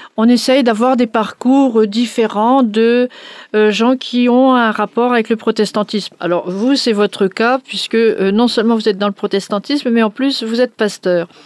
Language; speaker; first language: French; native; French